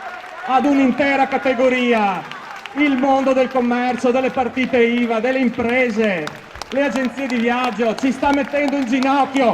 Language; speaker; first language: Italian; native; Italian